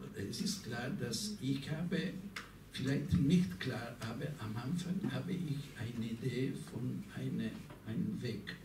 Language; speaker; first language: German; non-native, learner; Italian